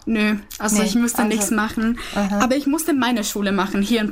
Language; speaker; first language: German; non-native, fluent; Czech